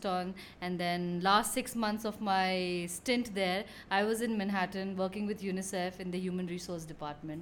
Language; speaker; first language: English; non-native, local second language; Hindi